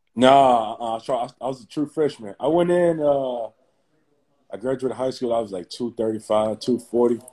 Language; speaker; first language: English; native; English